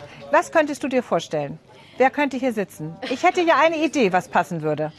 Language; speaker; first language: German; native; German